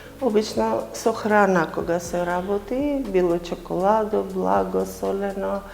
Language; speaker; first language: Macedonian; non-native, fluent; Armenian